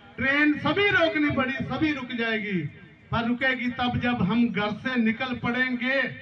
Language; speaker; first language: Hindi; non-native, local second language; Punjabi